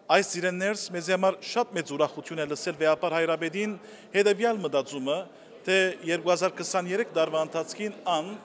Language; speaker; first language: Armenian; native; Armenian